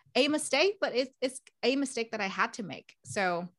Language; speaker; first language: English; non-native, fluent; Vietnamese